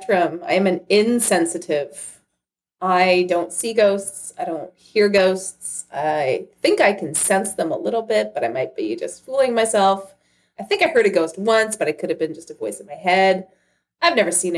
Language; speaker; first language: English; native; English